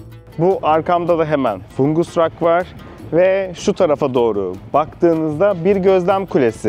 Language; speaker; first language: Turkish; native; Turkish